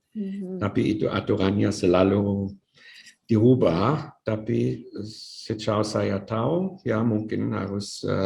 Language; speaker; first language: Indonesian; non-native, fluent; German